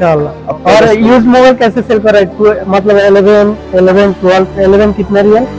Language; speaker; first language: Hindi; non-native, learner; Bangla